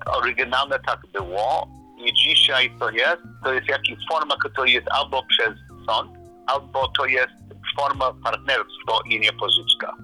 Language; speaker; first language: Polish; non-native, learner; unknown